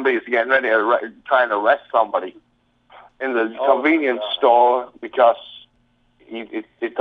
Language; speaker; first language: English; native; English